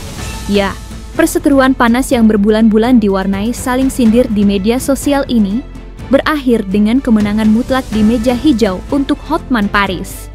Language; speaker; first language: Indonesian; native; Indonesian